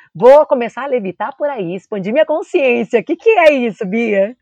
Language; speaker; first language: Portuguese; native; Portuguese